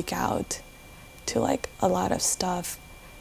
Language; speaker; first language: English; non-native, fluent; Chinese